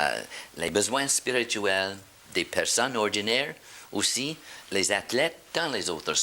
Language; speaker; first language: French; non-native, learner; English